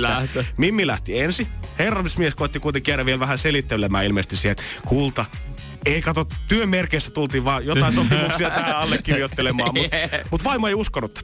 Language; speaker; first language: Finnish; native; Finnish